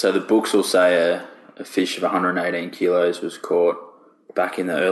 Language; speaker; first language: English; native; English